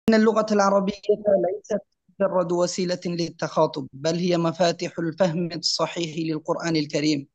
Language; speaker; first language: Arabic; non-native, fluent; Bangla